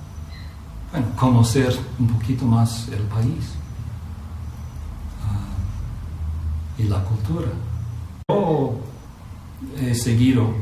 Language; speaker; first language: Spanish; non-native, fluent; English